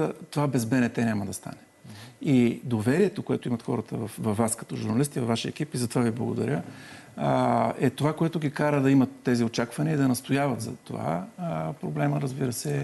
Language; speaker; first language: Bulgarian; native; Bulgarian